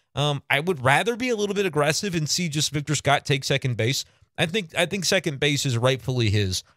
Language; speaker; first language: English; native; English